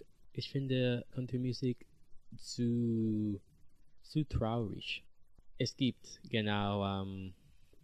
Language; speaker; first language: German; non-native, learner; English